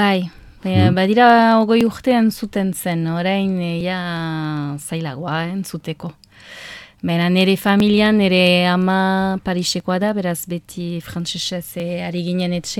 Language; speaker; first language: Basque; non-native, local second language; French